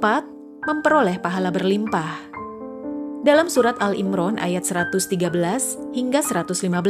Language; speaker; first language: Indonesian; native; Indonesian